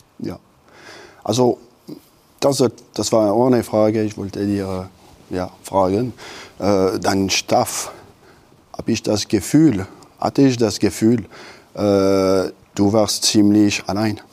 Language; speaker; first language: German; non-native, local second language; French